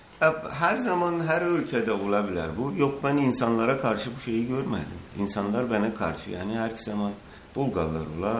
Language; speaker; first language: Turkish; non-native, learner; Azerbaijani